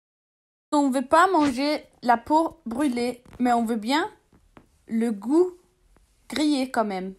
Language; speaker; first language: French; non-native, fluent; English